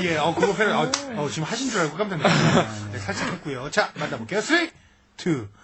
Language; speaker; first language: Korean; native; Korean